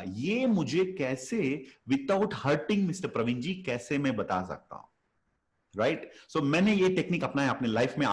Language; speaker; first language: Hindi; native; Hindi